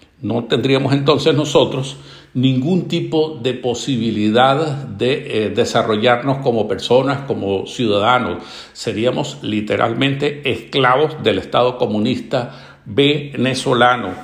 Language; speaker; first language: Spanish; native; Spanish